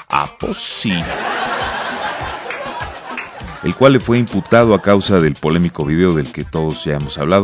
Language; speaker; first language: Spanish; native; Spanish